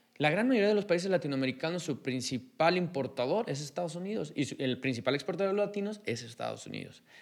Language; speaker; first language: Spanish; native; Spanish